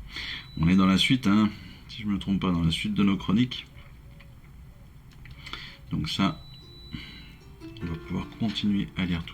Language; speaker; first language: French; native; French